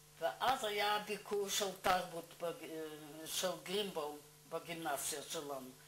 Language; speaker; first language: Hebrew; non-native, fluent; Russian